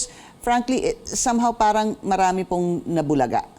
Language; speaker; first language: Filipino; native; Filipino